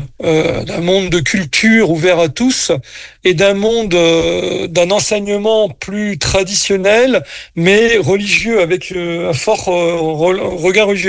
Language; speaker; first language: French; native; French